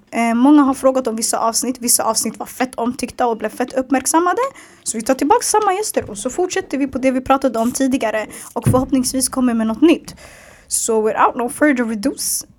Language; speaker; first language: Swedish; early bilingual, other home language; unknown